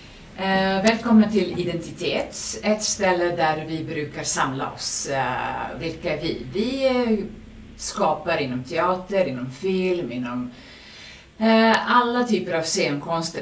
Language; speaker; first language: Swedish; non-native, fluent; Serbian